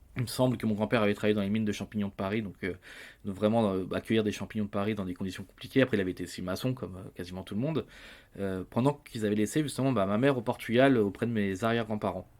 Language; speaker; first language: French; native; French